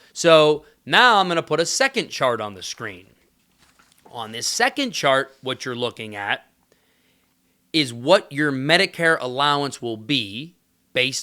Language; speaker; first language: English; native; English